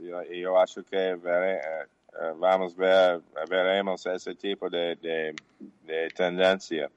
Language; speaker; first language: Portuguese; non-native, learner; English